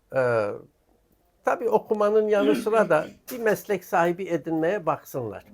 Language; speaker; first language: Turkish; non-native, local second language; Armenian